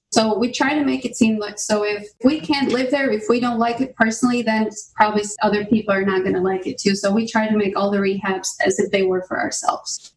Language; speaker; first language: English; non-native, fluent; Albanian